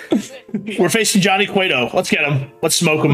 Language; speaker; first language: English; native; English